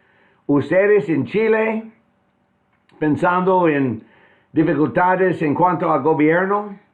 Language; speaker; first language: Spanish; non-native, fluent; English